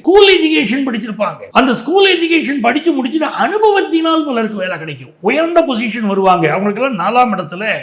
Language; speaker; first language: Tamil; native; Tamil